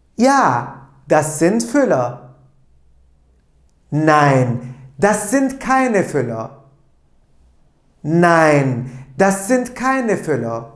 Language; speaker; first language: German; non-native, fluent; Turkish